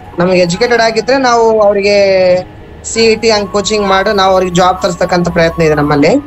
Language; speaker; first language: Kannada; native; Kannada